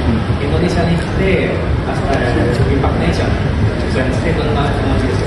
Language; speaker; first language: Japanese; non-native, local second language; Indonesian